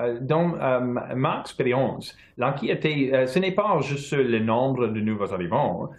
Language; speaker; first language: French; non-native, local second language; English